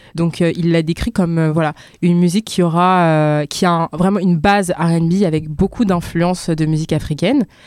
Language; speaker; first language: French; early bilingual, other home language; Lingala